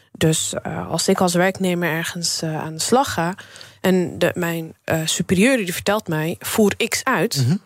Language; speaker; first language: Dutch; early bilingual, other home language; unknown